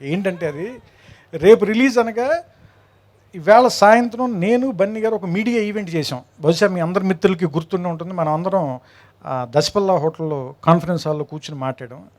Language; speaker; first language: Telugu; native; Telugu